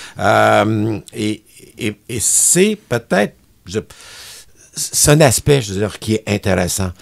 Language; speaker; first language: French; native; French